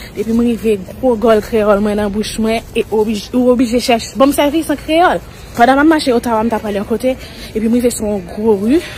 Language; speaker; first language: Haitian Creole; native; Haitian Creole